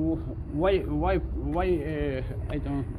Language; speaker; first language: English; non-native, learner; Persian